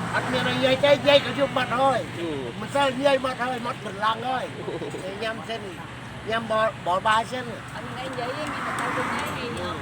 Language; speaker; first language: Thai; native; Thai